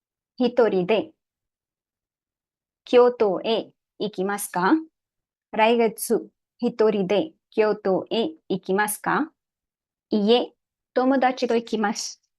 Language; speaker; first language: Japanese; non-native, learner; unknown